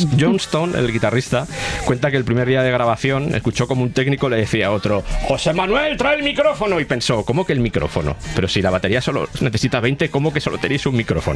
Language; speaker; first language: Spanish; native; Spanish